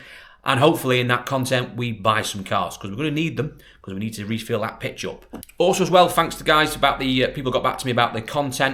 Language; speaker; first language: English; native; English